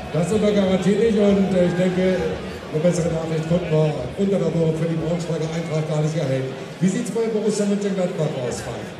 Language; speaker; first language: German; native; German